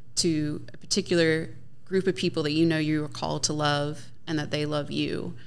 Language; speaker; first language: English; native; English